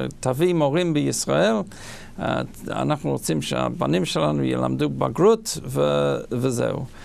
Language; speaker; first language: Hebrew; non-native, fluent; English